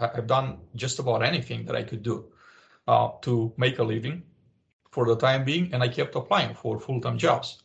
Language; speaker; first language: English; non-native, fluent; Romanian